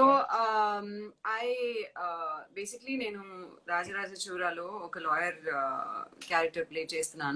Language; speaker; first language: Telugu; non-native, fluent; Tamil